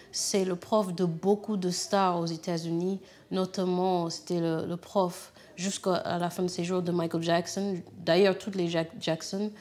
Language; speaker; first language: French; non-native, fluent; English